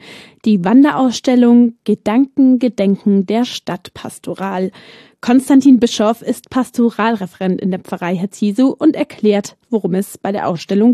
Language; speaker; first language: German; native; German